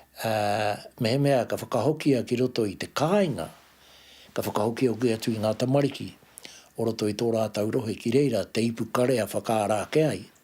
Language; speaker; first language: Māori; native; Māori